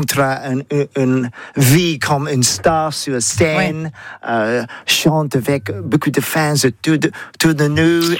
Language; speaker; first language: French; non-native, learner; English